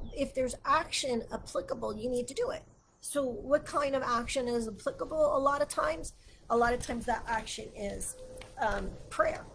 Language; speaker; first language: English; native; English